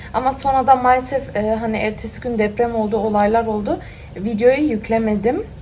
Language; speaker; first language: Turkish; early bilingual, heritage; Turkish